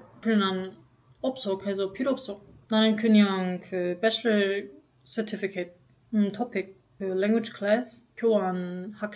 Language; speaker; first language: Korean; non-native, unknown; German